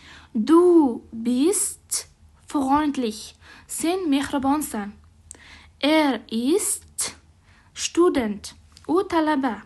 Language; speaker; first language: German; non-native, fluent; Uzbek